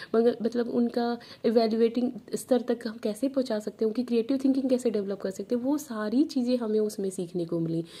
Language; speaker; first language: Hindi; native; Hindi